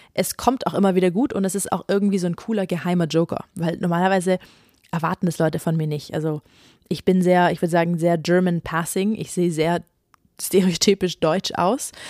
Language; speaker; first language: German; native; German